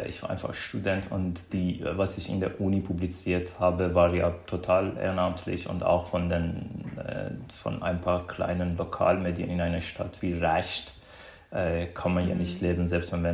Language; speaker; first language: German; non-native, fluent; Persian